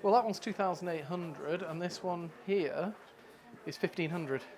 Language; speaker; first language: English; native; English